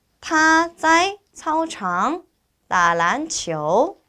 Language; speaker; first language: Chinese; non-native, fluent; Korean